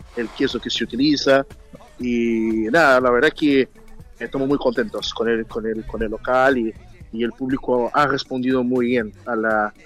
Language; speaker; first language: Spanish; non-native, fluent; Portuguese